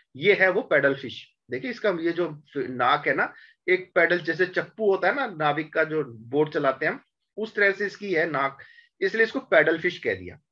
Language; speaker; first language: Hindi; native; Hindi